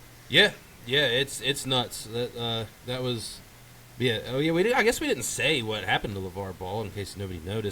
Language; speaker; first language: English; native; English